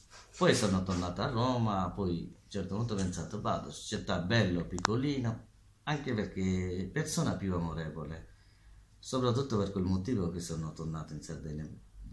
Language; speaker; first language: Italian; non-native, learner; Bangla